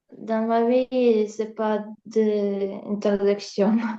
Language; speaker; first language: French; non-native, learner; Russian